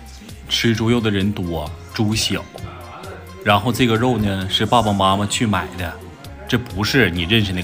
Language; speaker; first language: Chinese; native; Chinese